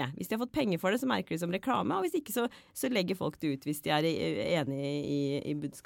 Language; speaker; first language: Norwegian; native; Norwegian